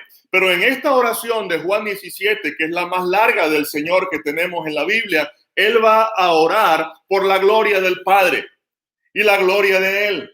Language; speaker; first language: Spanish; native; Spanish